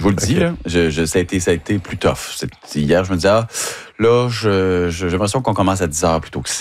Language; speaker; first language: French; native; French